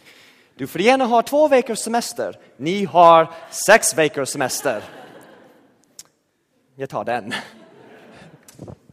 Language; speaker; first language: Swedish; non-native, fluent; English